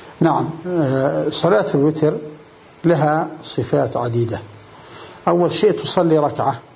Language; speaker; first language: Arabic; native; Arabic